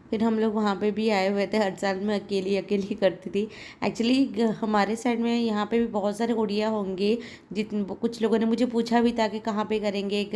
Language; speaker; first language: Hindi; non-native, local second language; Odia